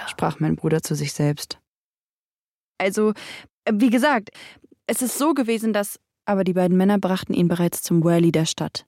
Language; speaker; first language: German; native; German